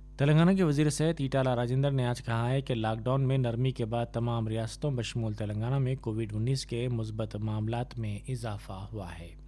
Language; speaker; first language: Urdu; native; Urdu